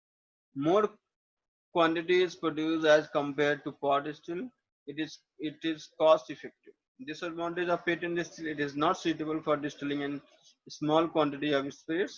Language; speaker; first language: English; non-native, local second language; Hindi